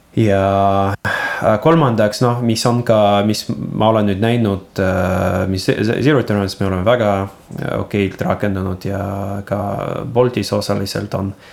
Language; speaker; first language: Estonian; non-native, local second language; Russian